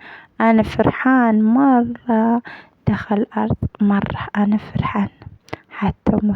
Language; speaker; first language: Arabic; non-native, learner; Amharic